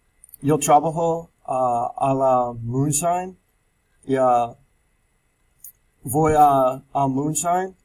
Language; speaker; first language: Spanish; non-native, learner; English